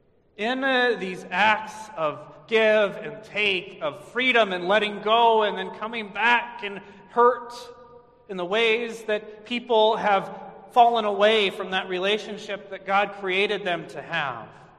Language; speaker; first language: English; native; English